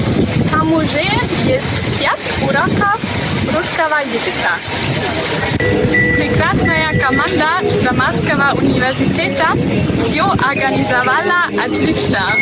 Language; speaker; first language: Russian; non-native, learner; German